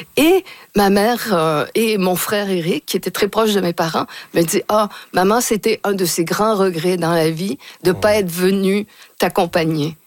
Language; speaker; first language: French; native; French